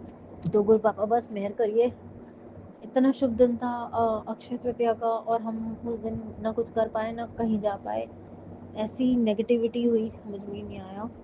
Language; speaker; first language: Hindi; native; Hindi